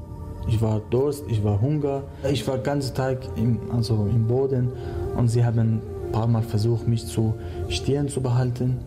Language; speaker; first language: German; non-native, learner; Persian